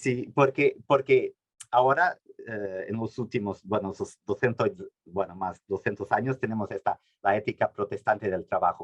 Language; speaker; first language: Spanish; non-native, fluent; Portuguese